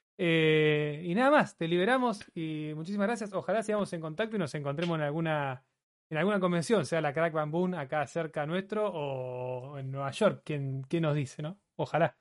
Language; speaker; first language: Spanish; native; Spanish